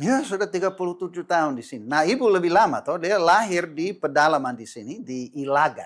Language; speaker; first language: Indonesian; non-native, fluent; English